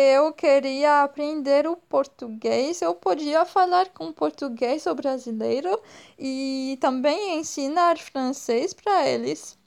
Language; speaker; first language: Portuguese; non-native, fluent; French